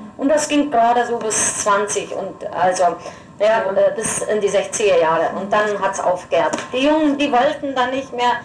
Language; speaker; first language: German; non-native, local second language; Upper Sorbian